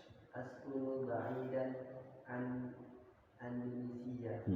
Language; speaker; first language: Arabic; non-native, learner; Indonesian